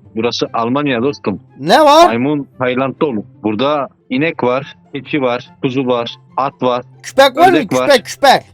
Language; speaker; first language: Turkish; early bilingual, heritage; Turkish